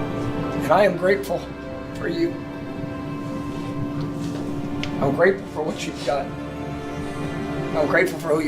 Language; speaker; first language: English; native; English